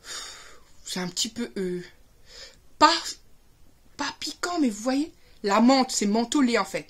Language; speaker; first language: French; native; French